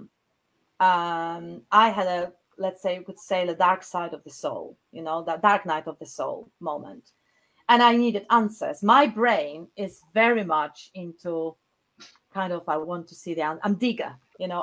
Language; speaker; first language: English; non-native, fluent; Polish